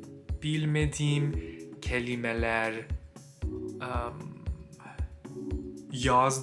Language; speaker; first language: Turkish; non-native, learner; English